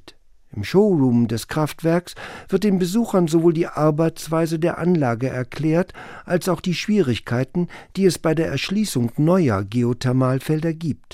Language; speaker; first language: German; native; German